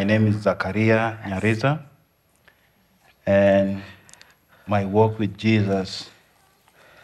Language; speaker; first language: English; non-native, learner; Arabic